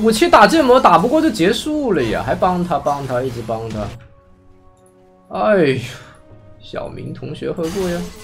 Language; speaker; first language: Chinese; native; Chinese